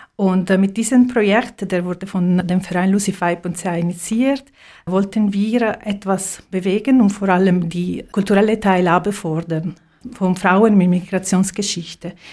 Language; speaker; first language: German; non-native, fluent; Italian